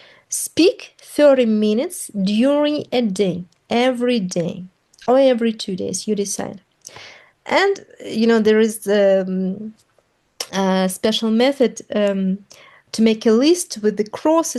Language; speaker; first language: English; non-native, fluent; Russian